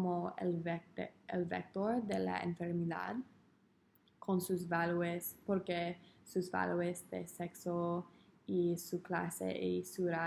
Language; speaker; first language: Spanish; non-native, learner; English